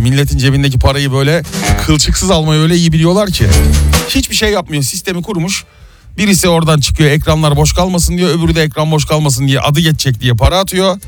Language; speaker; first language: Turkish; native; Turkish